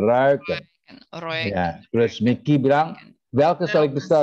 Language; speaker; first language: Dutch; non-native, fluent; Indonesian